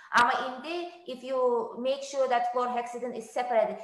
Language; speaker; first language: English; non-native, fluent; Azerbaijani